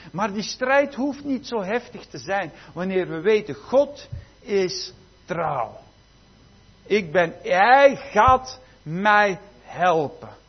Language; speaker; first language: Dutch; native; Dutch